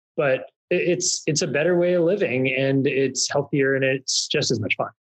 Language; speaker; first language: English; native; English